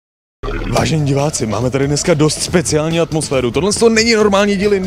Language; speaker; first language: Czech; native; Czech